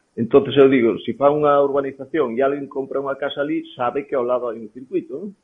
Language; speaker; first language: Galician; native; Galician